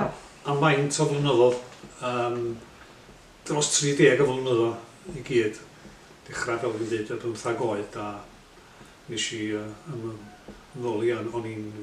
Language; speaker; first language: Welsh; native; Welsh